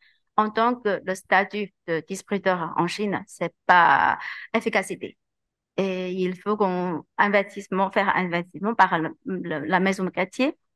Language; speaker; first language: French; non-native, learner; Chinese